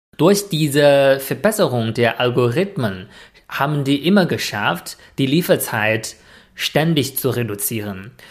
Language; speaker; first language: German; non-native, fluent; Chinese